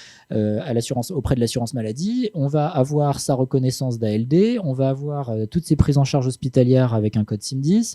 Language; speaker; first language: French; native; French